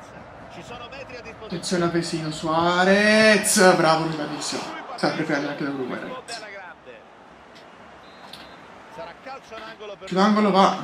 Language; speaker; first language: Italian; native; Italian